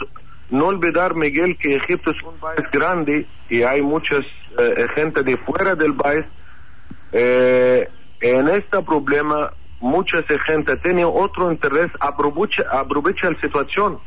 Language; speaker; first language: Spanish; non-native, learner; Arabic